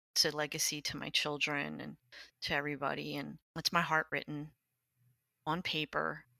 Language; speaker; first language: English; native; English